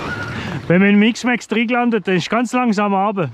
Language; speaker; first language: German; non-native, fluent; French